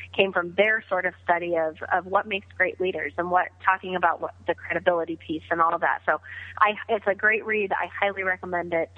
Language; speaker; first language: English; native; English